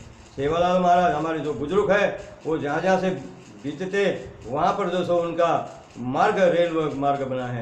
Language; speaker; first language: Hindi; non-native, local second language; Lambadi